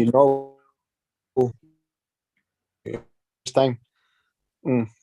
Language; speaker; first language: English; non-native, learner; Spanish